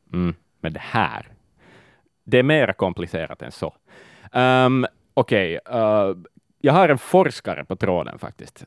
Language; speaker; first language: Swedish; native; Swedish